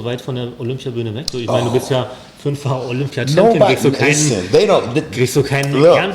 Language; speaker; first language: German; native; German